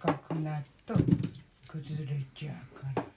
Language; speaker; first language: Japanese; native; Japanese